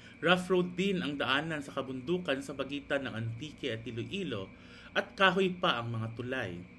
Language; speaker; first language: Filipino; non-native, local second language; Hiligaynon